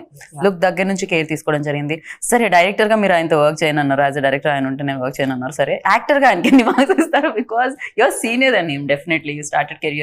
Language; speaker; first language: Telugu; native; Telugu